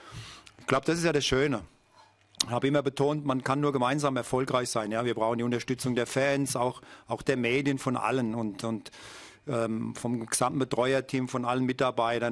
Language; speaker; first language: German; native; German